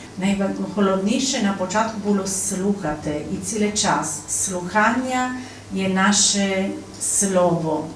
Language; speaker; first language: Ukrainian; non-native, learner; Polish